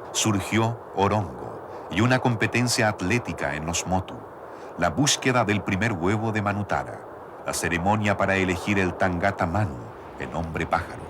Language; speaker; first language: Spanish; native; Spanish